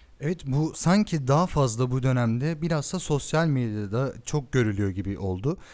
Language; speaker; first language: Turkish; early bilingual, heritage; Turkish